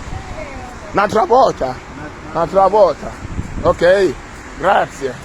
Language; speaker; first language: Italian; non-native, learner; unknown